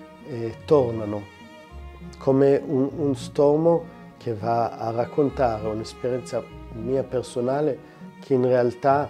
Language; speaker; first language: Italian; non-native, fluent; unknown